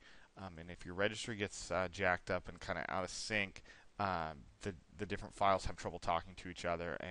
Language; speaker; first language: English; native; English